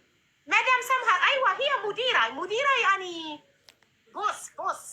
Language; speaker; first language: Arabic; non-native, learner; Amharic